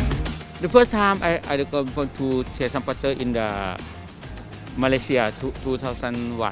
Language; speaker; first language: English; non-native, learner; Thai